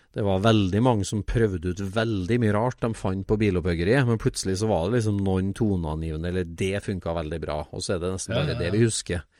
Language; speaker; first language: Norwegian; native; Norwegian